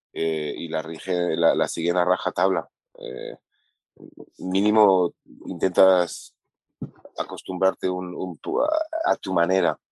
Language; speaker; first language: Spanish; native; Spanish